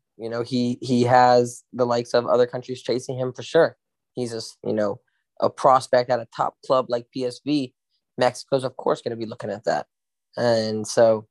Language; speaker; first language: English; native; English